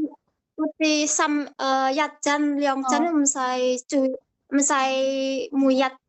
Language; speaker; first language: Cantonese; non-native, learner; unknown